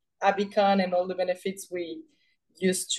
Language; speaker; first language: English; non-native, fluent; Spanish